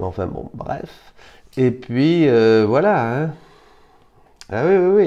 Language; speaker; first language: French; native; French